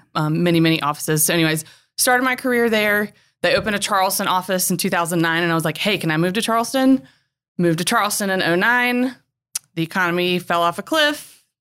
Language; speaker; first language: English; native; English